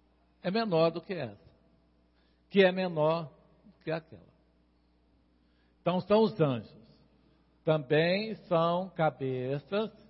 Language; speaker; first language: Portuguese; native; Portuguese